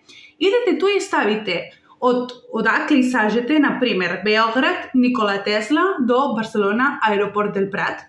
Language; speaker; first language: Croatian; non-native, learner; Spanish